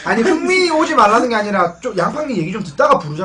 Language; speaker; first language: Korean; native; Korean